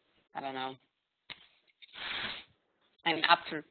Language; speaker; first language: German; non-native, learner; Hebrew